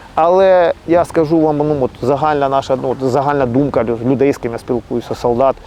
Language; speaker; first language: Ukrainian; native; Ukrainian